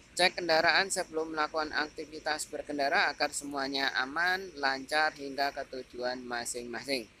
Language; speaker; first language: Indonesian; native; Indonesian